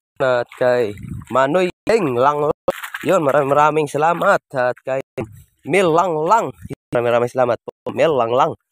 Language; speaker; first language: Filipino; non-native, local second language; Cebuano